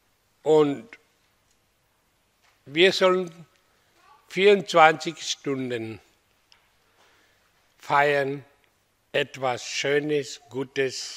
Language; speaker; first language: German; non-native, learner; Hindi